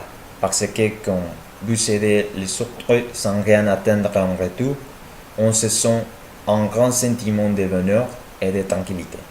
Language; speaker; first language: French; non-native, learner; Spanish